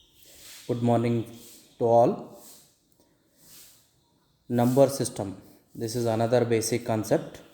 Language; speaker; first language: English; non-native, local second language; Kannada